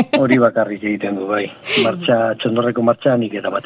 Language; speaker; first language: Basque; non-native, local second language; Spanish